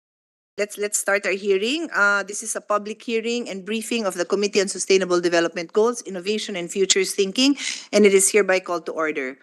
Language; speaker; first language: English; non-native, local second language; Filipino